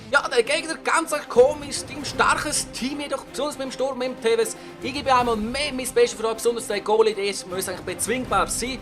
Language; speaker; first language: German; native; German